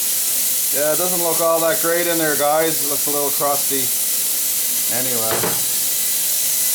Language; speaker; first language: English; native; English